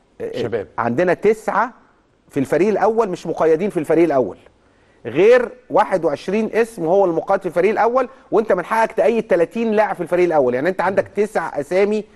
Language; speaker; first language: Arabic; native; Arabic